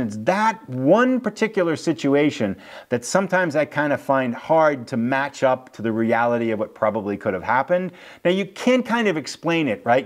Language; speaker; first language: English; native; English